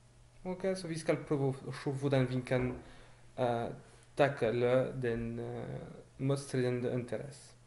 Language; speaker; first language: Norwegian; non-native, learner; French